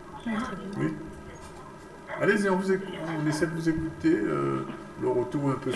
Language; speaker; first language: French; native; French